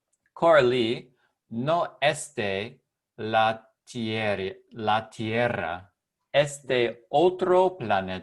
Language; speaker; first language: Spanish; non-native, learner; English